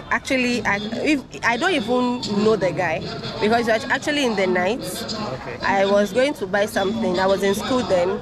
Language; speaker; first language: English; non-native, local second language; Yoruba